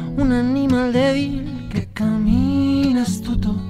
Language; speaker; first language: Spanish; native; Spanish